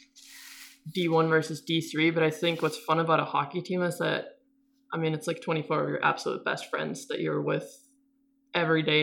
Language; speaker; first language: English; non-native, fluent; Swedish